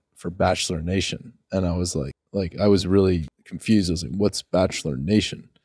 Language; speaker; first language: English; native; English